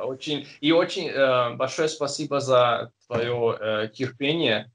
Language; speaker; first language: Russian; non-native, learner; Hungarian